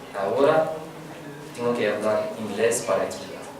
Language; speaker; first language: Spanish; non-native, learner; English